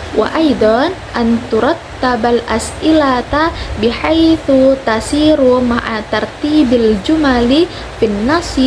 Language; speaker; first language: Arabic; non-native, learner; Indonesian